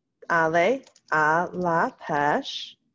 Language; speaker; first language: French; non-native, fluent; English